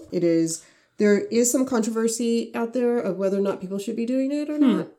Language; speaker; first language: English; native; English